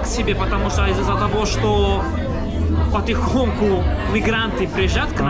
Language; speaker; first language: Russian; non-native, fluent; Italian